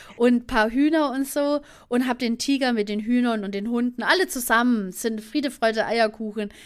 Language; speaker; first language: German; native; German